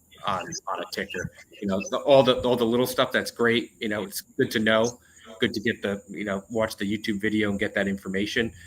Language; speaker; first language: English; native; English